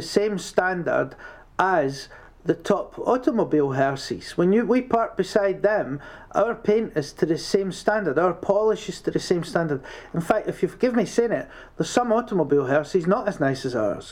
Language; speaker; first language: English; native; English